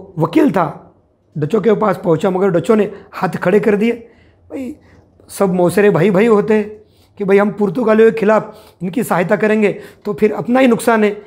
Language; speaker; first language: Hindi; non-native, local second language; Marathi